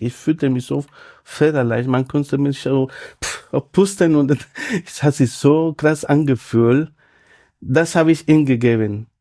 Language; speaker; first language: German; non-native, fluent; Spanish